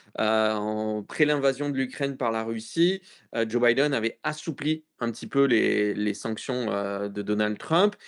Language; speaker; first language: French; native; French